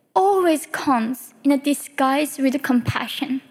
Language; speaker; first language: English; early bilingual, other home language; Korean